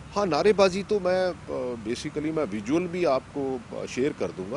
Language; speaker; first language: Hindi; non-native, local second language; Punjabi